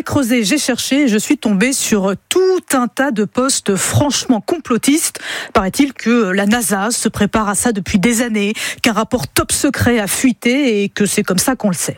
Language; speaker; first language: French; native; French